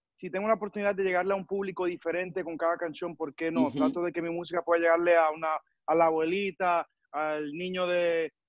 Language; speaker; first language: Spanish; early bilingual, heritage; Spanish